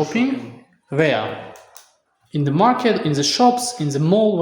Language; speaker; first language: English; non-native, fluent; Tajik